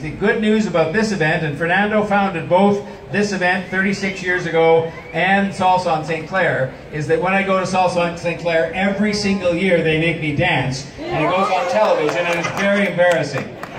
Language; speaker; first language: English; native; English